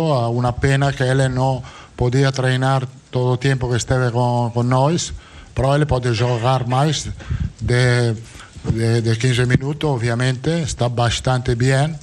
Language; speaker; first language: Portuguese; non-native, fluent; Italian